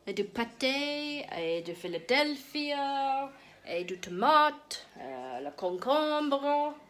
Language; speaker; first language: French; non-native, learner; English